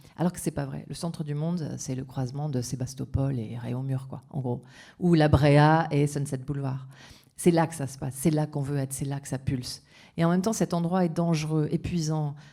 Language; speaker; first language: French; native; French